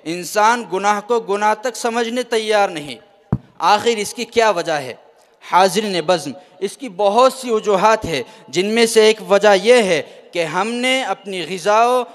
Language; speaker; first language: Urdu; native; Urdu